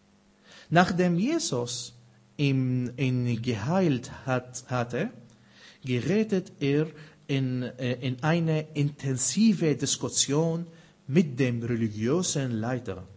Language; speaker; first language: German; non-native, fluent; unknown